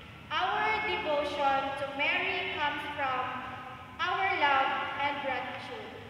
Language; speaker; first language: English; non-native, local second language; Hiligaynon